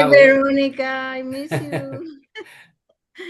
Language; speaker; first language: English; non-native, learner; Spanish